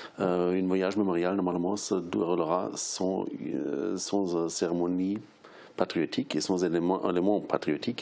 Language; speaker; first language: French; non-native, fluent; German